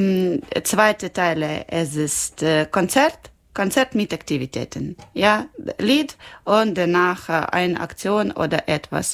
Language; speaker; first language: German; non-native, learner; Ukrainian